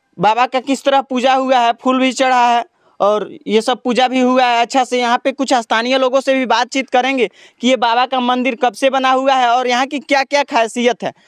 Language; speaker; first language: Hindi; native; Hindi